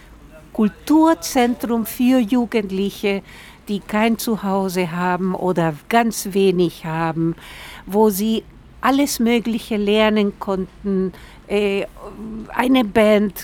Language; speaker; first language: German; non-native, fluent; Spanish